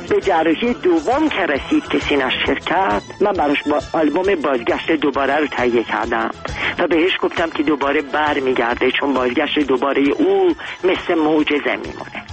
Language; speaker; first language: Persian; non-native, local second language; Armenian